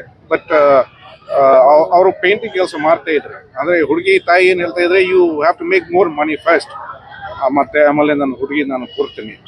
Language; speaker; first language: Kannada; non-native, fluent; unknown